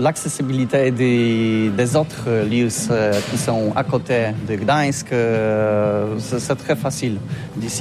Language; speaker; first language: French; non-native, learner; Polish